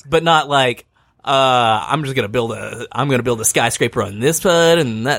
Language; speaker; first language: English; native; English